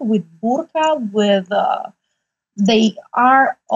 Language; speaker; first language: English; non-native, fluent; Italian